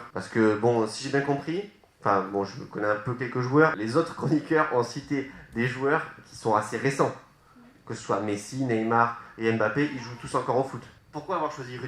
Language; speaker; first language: French; native; French